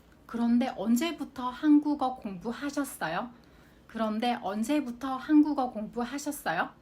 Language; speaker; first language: Korean; non-native, fluent; Japanese